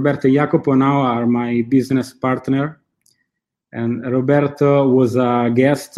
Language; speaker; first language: English; non-native, learner; Italian